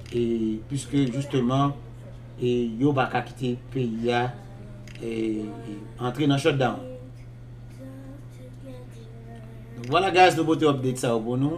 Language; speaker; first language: Haitian Creole; native; Haitian Creole